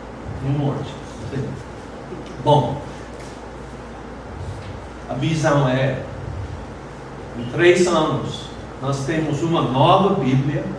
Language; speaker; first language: Portuguese; non-native, fluent; English